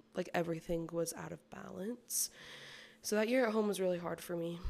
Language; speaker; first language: English; native; English